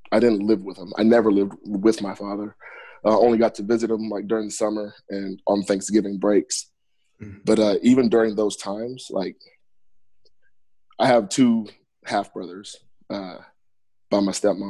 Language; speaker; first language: English; native; English